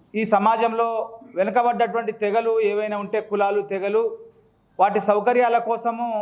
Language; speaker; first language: Telugu; non-native, local second language; Lambadi